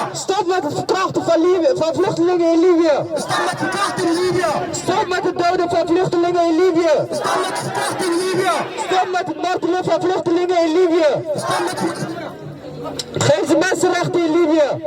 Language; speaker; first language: Dutch; non-native, learner; Tigrinya